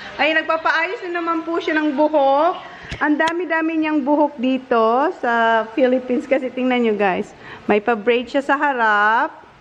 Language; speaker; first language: Filipino; non-native, local second language; Bikol